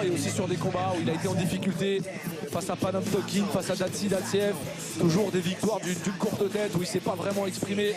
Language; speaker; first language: French; native; French